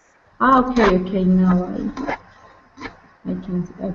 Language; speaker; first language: English; non-native, learner; Spanish